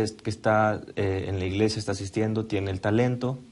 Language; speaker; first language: Spanish; native; Spanish